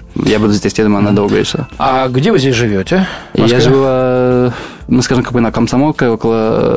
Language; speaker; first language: Russian; non-native, fluent; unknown